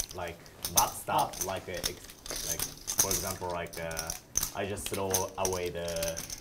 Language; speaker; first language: English; non-native, learner; Japanese